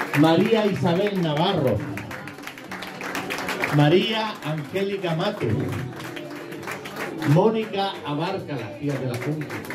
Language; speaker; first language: Spanish; native; Spanish